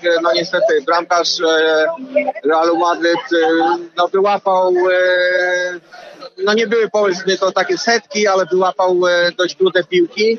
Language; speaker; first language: Polish; early bilingual, heritage; Polish